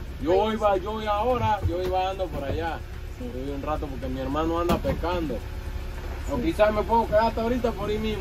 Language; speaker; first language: Spanish; native; Spanish